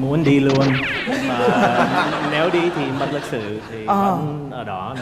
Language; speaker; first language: Vietnamese; non-native, fluent; English